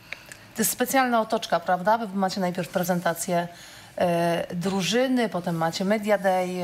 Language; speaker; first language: Polish; native; Polish